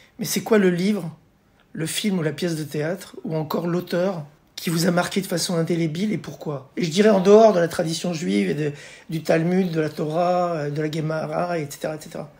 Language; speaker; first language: French; native; French